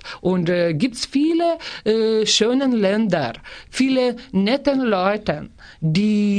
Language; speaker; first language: German; non-native, learner; Lithuanian